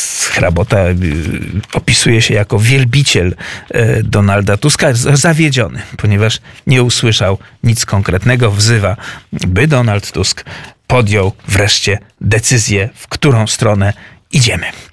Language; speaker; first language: Polish; native; Polish